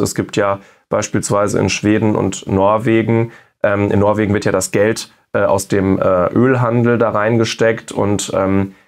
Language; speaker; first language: German; native; German